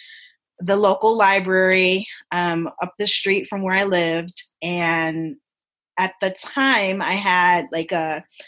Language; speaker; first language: English; native; English